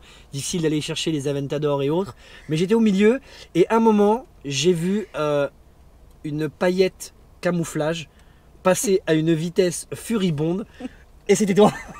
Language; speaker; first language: French; native; French